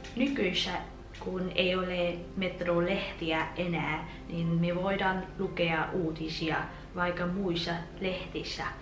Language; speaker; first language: Finnish; non-native, fluent; Vietnamese